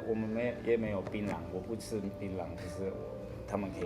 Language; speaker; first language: Chinese; non-native, learner; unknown